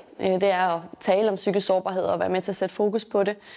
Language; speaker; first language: Danish; native; Danish